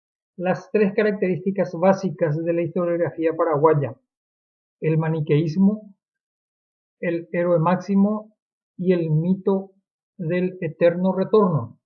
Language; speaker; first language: Spanish; native; Spanish